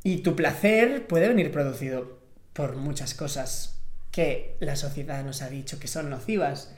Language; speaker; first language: Spanish; non-native, local second language; Catalan